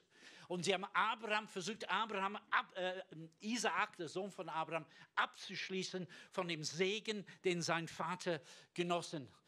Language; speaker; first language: German; non-native, fluent; English